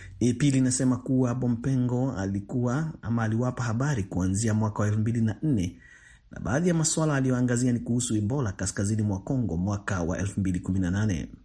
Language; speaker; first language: Swahili; non-native, local second language; Kikuyu